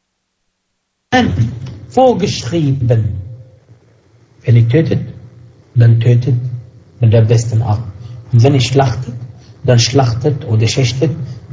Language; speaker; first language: German; non-native, fluent; Arabic